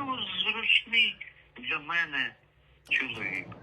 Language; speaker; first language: Ukrainian; non-native, local second language; Russian